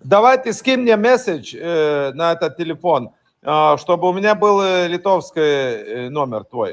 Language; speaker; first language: Russian; non-native, fluent; Lithuanian